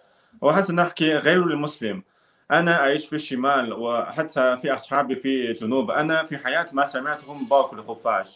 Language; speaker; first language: Arabic; non-native, learner; Chinese